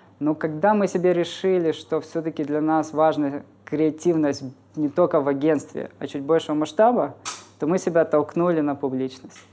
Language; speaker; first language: Russian; native; Russian